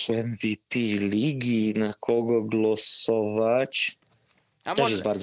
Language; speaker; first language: Polish; non-native, fluent; Serbian